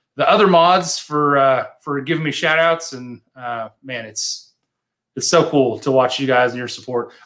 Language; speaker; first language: English; native; English